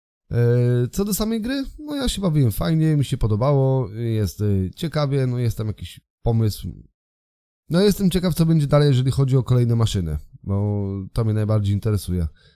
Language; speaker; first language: Polish; native; Polish